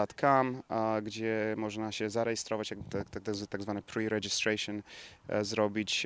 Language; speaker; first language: Polish; native; Polish